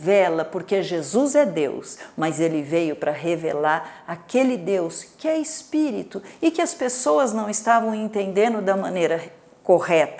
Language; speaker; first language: Portuguese; native; Portuguese